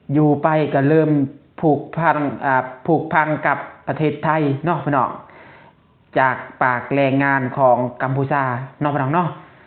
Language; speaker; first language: Lao; native; Lao